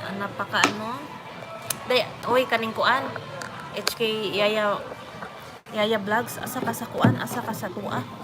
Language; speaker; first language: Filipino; non-native, local second language; Waray